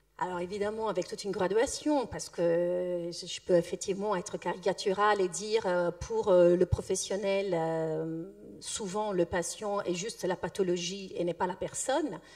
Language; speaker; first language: French; non-native, fluent; Italian